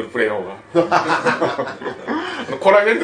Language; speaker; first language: Japanese; native; Japanese